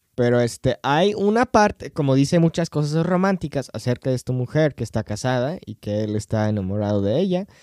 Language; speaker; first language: Spanish; non-native, fluent; English